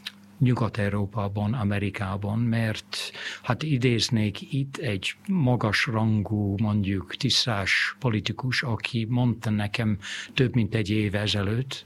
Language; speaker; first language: Hungarian; non-native, fluent; English